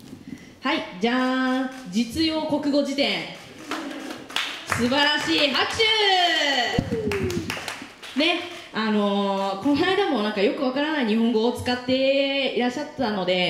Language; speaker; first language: Japanese; native; Japanese